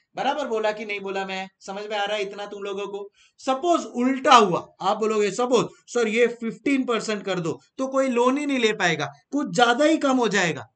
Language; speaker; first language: Hindi; native; Hindi